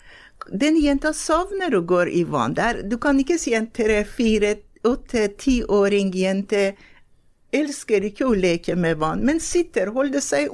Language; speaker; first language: Norwegian; non-native, fluent; Persian